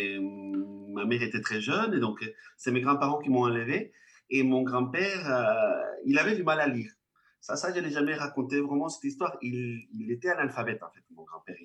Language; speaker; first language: French; non-native, fluent; Spanish